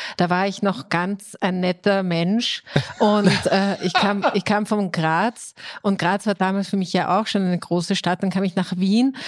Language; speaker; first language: German; native; German